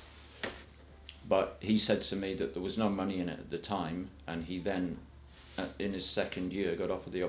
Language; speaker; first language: English; native; English